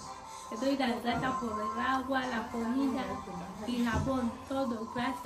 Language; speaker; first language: Spanish; native; Spanish